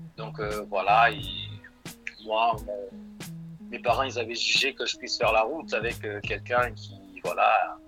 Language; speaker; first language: French; non-native, local second language; Lingala